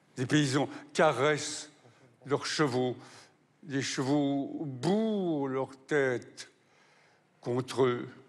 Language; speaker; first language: French; native; French